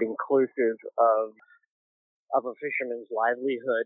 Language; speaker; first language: English; native; English